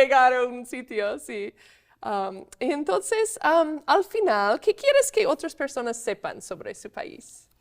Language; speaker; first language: Spanish; non-native, fluent; English